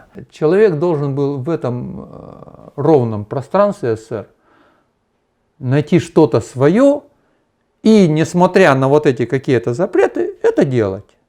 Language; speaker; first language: Russian; native; Russian